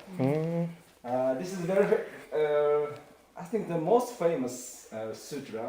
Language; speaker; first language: English; non-native, learner; Japanese